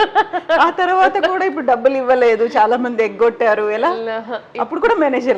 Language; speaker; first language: Telugu; native; Telugu